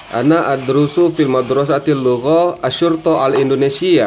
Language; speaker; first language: Arabic; non-native, learner; Indonesian